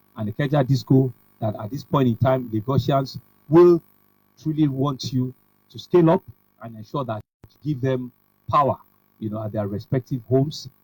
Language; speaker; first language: English; non-native, local second language; Yoruba